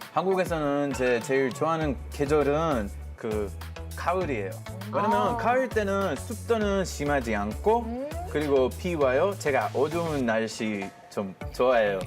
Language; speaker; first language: Korean; non-native, fluent; Hebrew